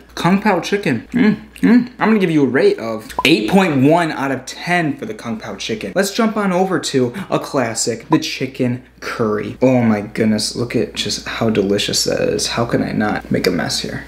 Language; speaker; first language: English; native; English